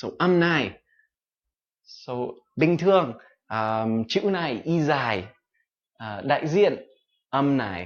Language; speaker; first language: Vietnamese; non-native, fluent; English